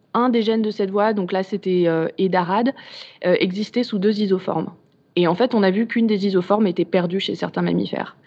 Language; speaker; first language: French; native; French